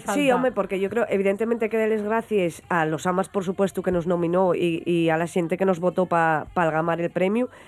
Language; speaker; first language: Spanish; native; Spanish